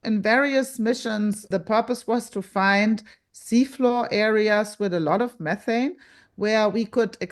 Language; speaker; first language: English; non-native, fluent; German